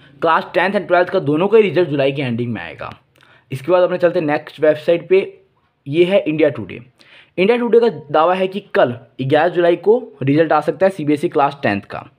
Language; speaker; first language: Hindi; native; Hindi